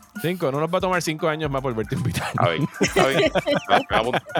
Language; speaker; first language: Spanish; native; Spanish